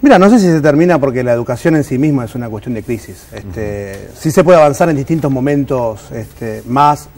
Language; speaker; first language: Spanish; native; Spanish